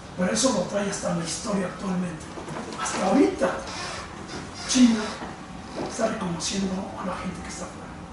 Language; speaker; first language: Spanish; non-native, fluent; Cantonese